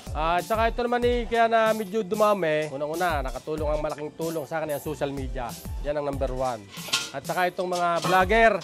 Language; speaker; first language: Filipino; native; Filipino